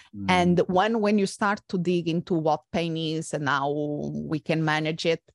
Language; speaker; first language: English; non-native, fluent; Portuguese